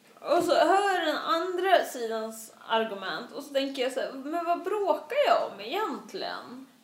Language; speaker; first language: Swedish; early bilingual, other home language; Russian